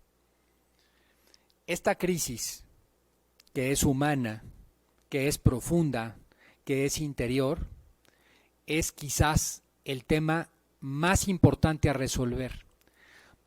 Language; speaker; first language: Spanish; native; Spanish